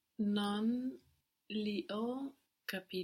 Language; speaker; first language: Italian; non-native, learner; English